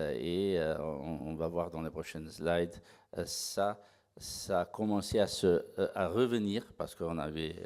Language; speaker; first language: French; non-native, fluent; Italian